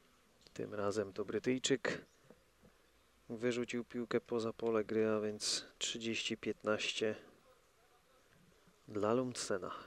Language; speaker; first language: Polish; native; Polish